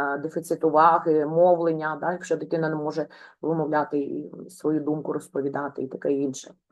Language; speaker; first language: Ukrainian; non-native, local second language; Russian